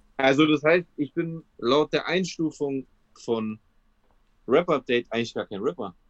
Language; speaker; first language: German; early bilingual, other home language; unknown